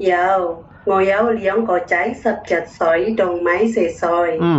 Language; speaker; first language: Cantonese; non-native, learner; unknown